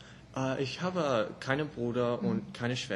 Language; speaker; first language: German; non-native, learner; English